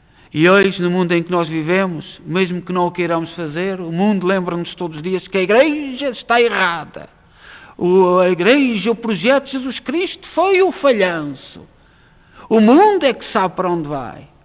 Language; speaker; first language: Portuguese; native; Portuguese